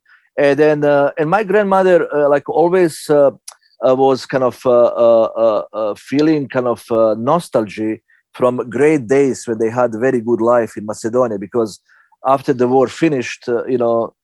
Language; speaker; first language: English; non-native, fluent; Bosnian